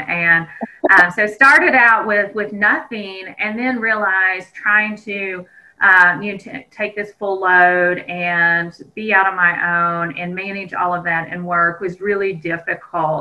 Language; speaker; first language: English; native; English